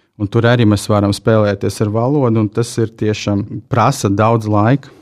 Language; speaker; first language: Latvian; non-native, local second language; Russian